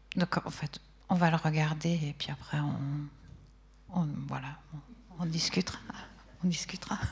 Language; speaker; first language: French; early bilingual, other home language; Italian